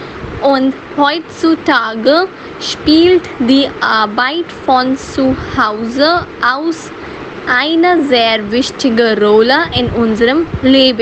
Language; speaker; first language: German; non-native, fluent; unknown